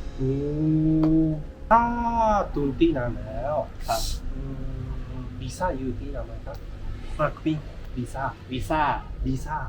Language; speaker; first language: Thai; non-native, learner; Japanese